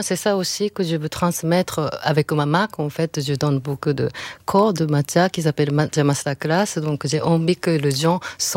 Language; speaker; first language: French; non-native, learner; Japanese